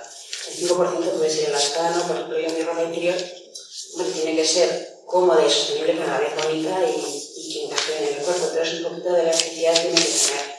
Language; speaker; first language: Spanish; native; Spanish